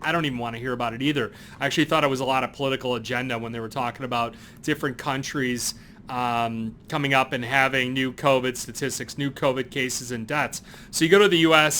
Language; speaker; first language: English; native; English